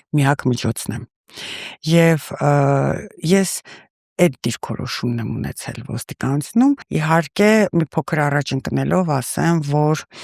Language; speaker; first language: Armenian; early bilingual, heritage; Russian